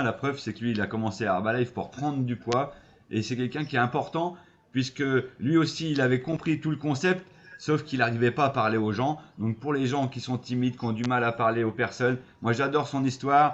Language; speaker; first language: French; native; French